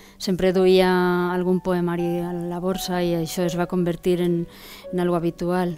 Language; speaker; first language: Catalan; non-native, local second language; Spanish